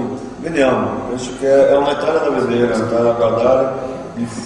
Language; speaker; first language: Italian; non-native, fluent; Portuguese